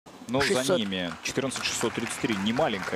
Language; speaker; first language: Russian; native; Russian